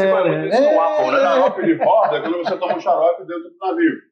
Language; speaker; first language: Portuguese; native; Portuguese